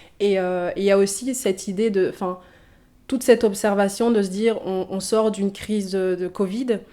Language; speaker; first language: French; early bilingual, other home language; Swahili